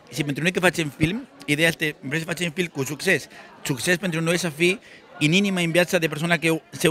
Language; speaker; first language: Romanian; non-native, learner; Spanish